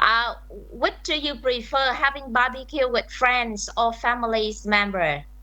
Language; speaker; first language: English; non-native, fluent; Vietnamese